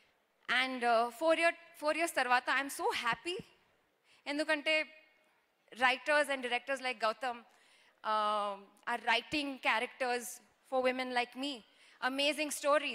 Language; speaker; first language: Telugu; non-native, learner; Kannada